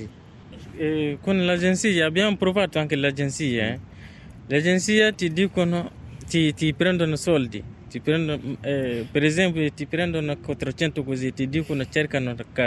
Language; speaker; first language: Italian; non-native, learner; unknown